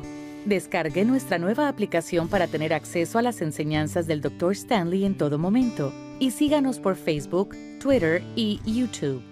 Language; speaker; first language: Spanish; native; Spanish